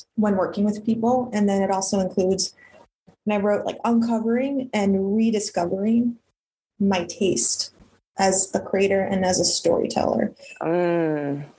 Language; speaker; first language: English; early bilingual, other home language; Russian